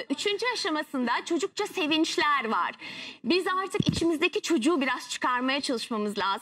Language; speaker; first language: Turkish; native; Turkish